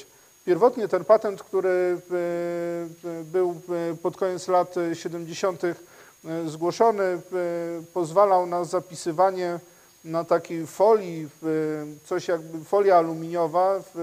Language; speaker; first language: Polish; native; Polish